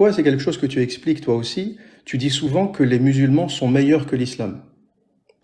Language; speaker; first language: French; native; French